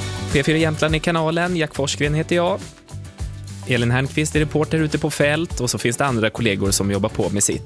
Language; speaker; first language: Swedish; native; Swedish